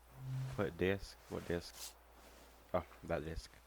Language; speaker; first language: English; native; English